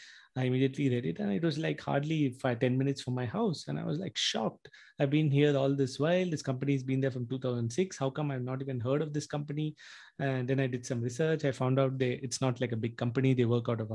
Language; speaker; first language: English; non-native, local second language; Tamil